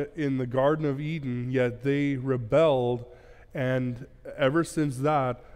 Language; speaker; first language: English; early bilingual, other home language; Plautdietsch